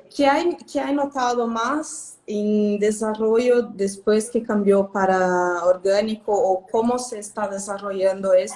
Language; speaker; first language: Spanish; non-native, fluent; Portuguese